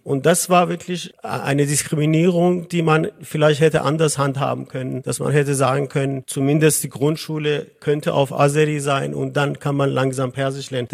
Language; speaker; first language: German; non-native, fluent; Azerbaijani